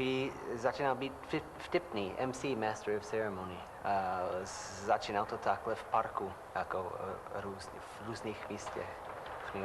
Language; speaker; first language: Czech; non-native, fluent; English